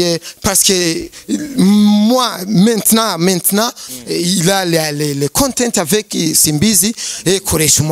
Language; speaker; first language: French; non-native, learner; Rundi